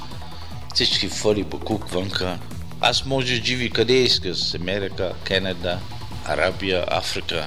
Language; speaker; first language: Bulgarian; non-native, learner; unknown